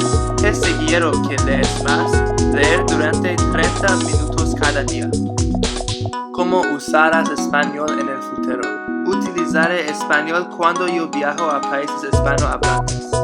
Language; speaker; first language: Spanish; non-native, learner; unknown